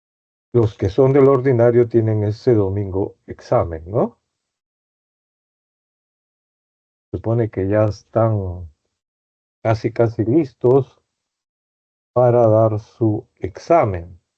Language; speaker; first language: Spanish; native; Spanish